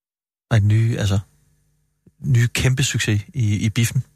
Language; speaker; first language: Danish; native; Danish